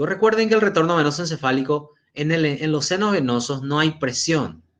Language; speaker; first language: Spanish; native; Spanish